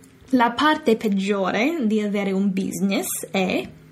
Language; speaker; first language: Italian; non-native, fluent; English